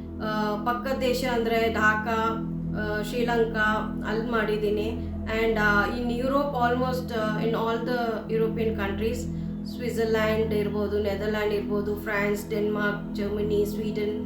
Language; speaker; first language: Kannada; non-native, local second language; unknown